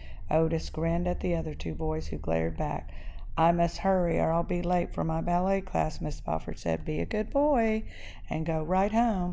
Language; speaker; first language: English; native; English